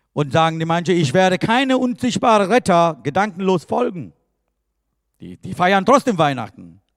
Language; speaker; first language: German; non-native, fluent; Tamil